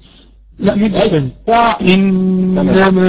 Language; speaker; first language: Arabic; native; Arabic